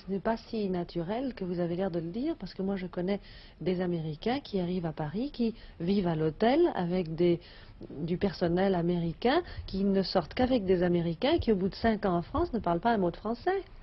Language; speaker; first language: French; native; French